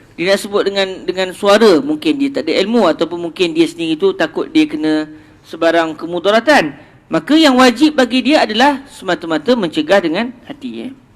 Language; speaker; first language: Malay; native; Malay